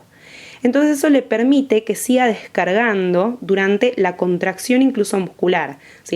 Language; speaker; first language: Spanish; native; Spanish